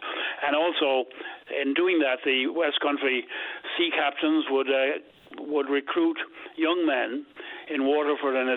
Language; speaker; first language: English; native; English